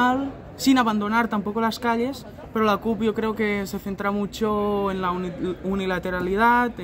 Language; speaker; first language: Spanish; native; Spanish